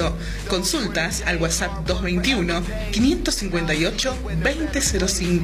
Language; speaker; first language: Spanish; native; Spanish